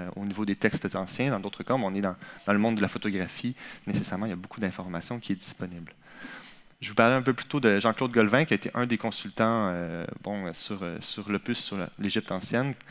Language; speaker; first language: French; native; French